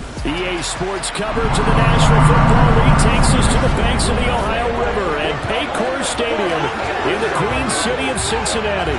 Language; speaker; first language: English; native; English